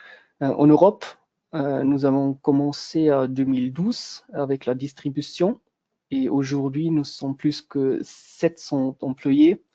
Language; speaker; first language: French; non-native, local second language; German